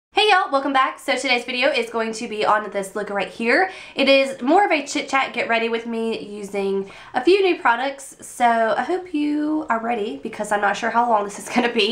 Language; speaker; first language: English; native; English